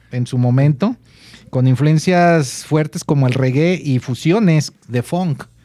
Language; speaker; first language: Spanish; native; Spanish